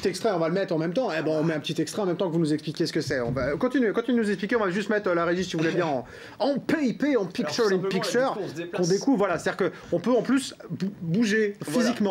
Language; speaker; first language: French; native; French